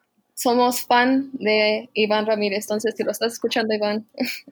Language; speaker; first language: Spanish; early bilingual, heritage; Spanish